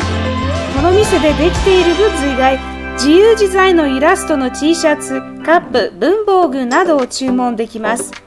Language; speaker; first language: Japanese; non-native, fluent; Russian